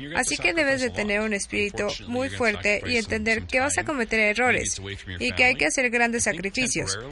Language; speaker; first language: Spanish; non-native, fluent; English